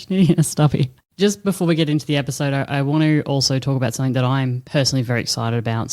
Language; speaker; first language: English; native; English